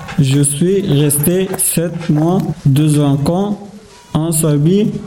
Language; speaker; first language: French; non-native, learner; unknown